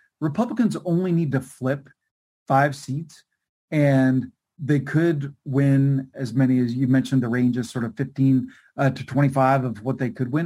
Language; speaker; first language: English; native; English